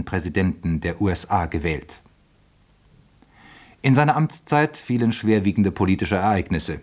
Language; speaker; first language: German; native; German